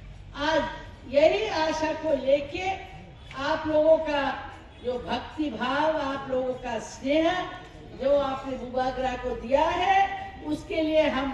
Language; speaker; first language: Hindi; non-native, local second language; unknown